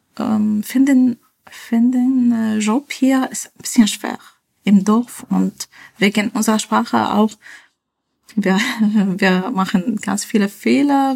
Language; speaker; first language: German; non-native, learner; Arabic